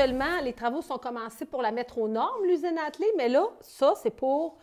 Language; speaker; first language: French; native; French